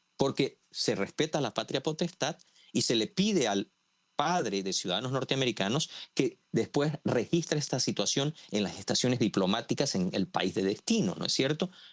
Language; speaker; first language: Spanish; native; Spanish